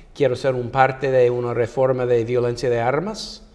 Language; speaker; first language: Spanish; non-native, fluent; English